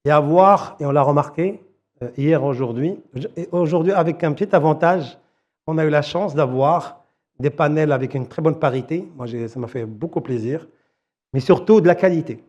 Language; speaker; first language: French; non-native, local second language; Arabic